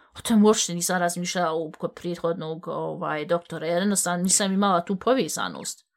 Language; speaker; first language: Bosnian; early bilingual, heritage; Bosnian